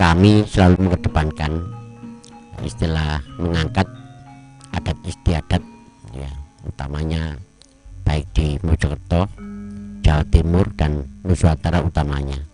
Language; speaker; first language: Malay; non-native, local second language; Javanese